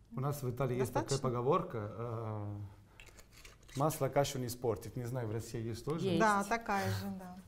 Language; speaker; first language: Russian; non-native, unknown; Italian